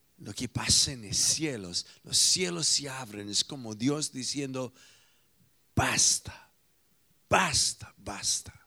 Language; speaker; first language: Spanish; non-native, fluent; English